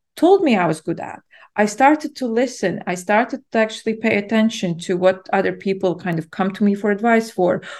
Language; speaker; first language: English; non-native, fluent; Latvian